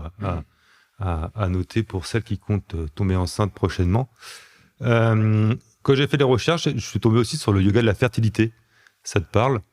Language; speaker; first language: French; native; French